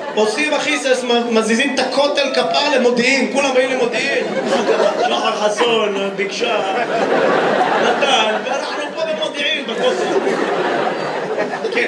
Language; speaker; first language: Hebrew; native; Hebrew